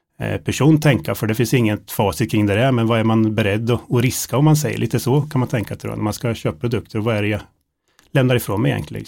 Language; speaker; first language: Swedish; native; Swedish